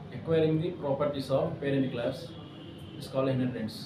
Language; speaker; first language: English; non-native, local second language; Telugu